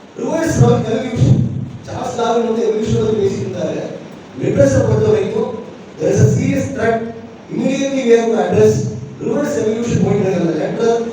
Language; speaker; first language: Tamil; non-native, local second language; Malayalam